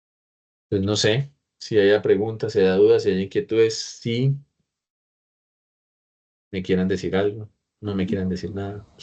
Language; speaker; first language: Spanish; native; Spanish